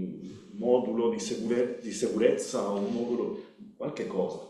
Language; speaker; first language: Italian; non-native, learner; Spanish